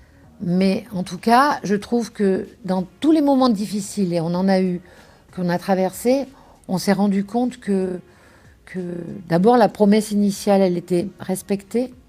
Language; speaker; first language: French; native; French